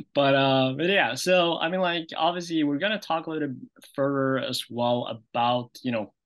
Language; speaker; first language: English; non-native, fluent; Norwegian